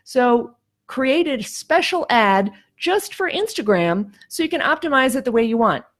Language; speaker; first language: English; native; English